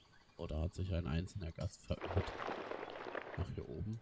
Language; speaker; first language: German; native; German